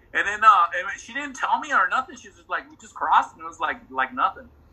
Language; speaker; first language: English; early bilingual, other home language; Spanish